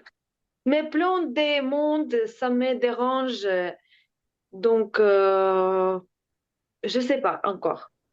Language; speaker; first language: French; non-native, learner; Ukrainian